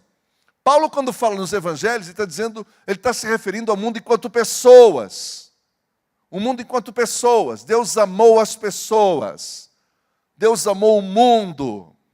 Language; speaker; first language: Portuguese; native; Portuguese